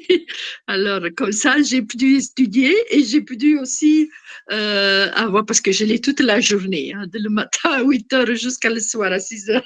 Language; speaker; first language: French; non-native, fluent; Italian